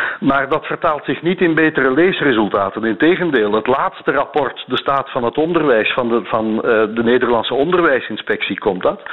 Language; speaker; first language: Dutch; native; Dutch